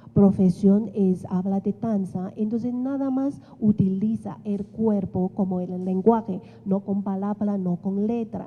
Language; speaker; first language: Spanish; non-native, fluent; Chinese